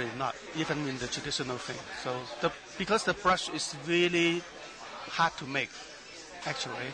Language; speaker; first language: English; non-native, learner; Chinese